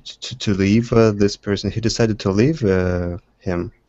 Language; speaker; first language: English; non-native, fluent; Russian